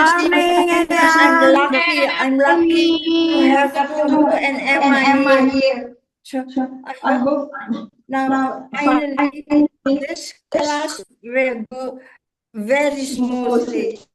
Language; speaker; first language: English; non-native, fluent; Indonesian